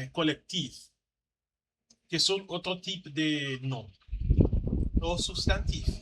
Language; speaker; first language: French; non-native, learner; Spanish